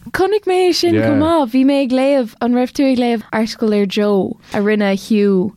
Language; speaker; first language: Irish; non-native, local second language; English